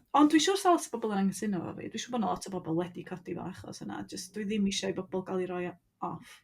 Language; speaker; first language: Welsh; native; Welsh